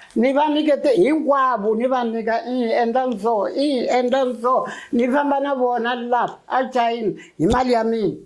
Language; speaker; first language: Zulu; native; Zulu